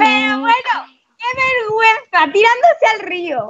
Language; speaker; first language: Spanish; native; Spanish